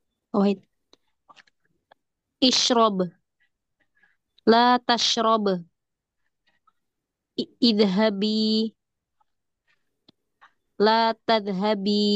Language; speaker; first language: Arabic; non-native, learner; Indonesian